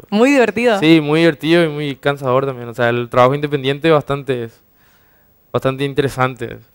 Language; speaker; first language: Spanish; native; Spanish